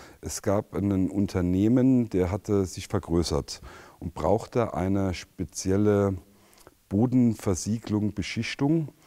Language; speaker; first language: German; native; German